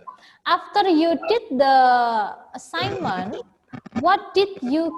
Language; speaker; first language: English; non-native, learner; Indonesian